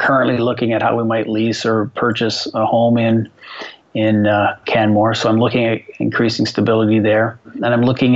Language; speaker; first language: English; native; English